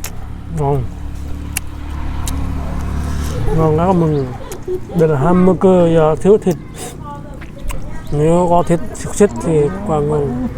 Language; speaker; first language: Vietnamese; non-native, local second language; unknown